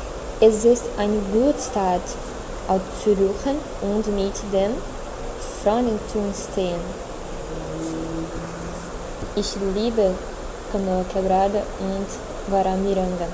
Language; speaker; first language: German; non-native, learner; Portuguese